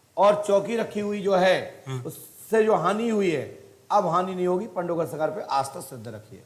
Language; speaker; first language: Hindi; native; Hindi